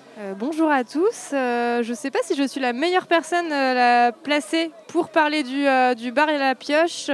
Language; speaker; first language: French; native; French